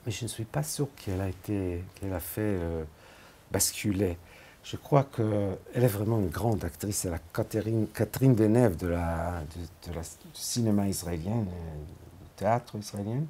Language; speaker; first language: French; non-native, fluent; Hebrew